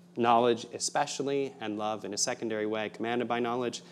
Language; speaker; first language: English; native; English